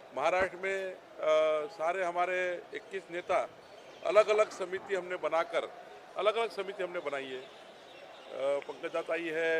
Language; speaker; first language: Hindi; non-native, local second language; Marathi